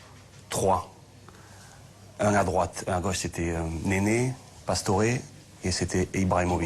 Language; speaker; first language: French; native; French